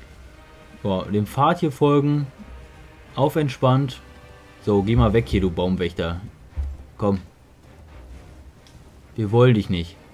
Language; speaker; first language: German; native; German